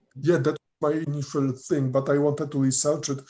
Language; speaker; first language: English; non-native, fluent; Polish